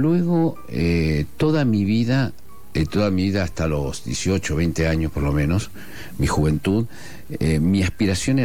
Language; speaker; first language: Spanish; non-native, local second language; Asturian